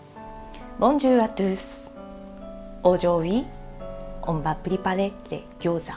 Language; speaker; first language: French; non-native, learner; Japanese